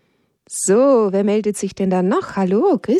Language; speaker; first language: German; native; German